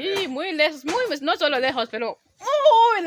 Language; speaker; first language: Spanish; non-native, learner; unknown